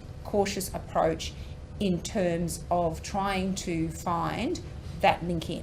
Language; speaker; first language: English; native; English